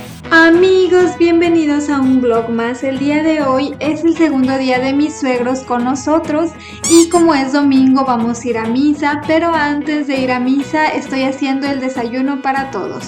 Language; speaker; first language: Spanish; native; Spanish